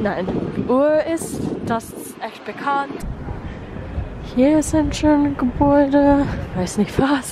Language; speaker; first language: German; non-native, learner; English